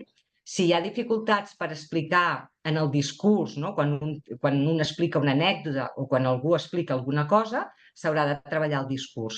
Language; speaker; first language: Catalan; native; Catalan